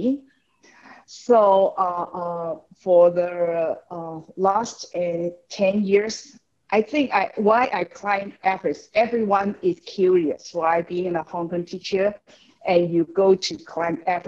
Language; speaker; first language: English; non-native, local second language; Cantonese